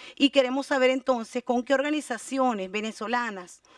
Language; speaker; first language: Spanish; native; Spanish